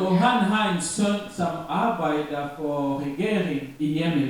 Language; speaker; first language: Danish; non-native, learner; French